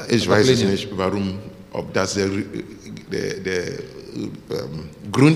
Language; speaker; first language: German; non-native, learner; English